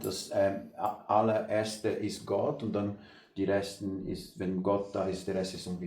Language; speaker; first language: German; non-native, learner; Portuguese